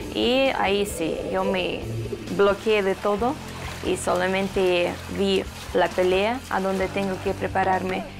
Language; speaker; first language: Spanish; non-native, fluent; Russian